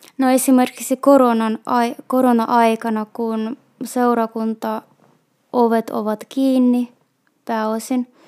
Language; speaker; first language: Finnish; non-native, fluent; Russian